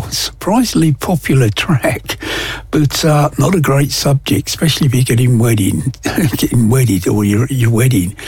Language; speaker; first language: English; native; English